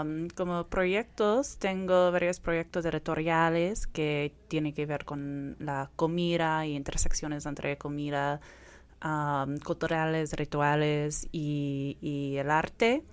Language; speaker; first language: Spanish; non-native, fluent; English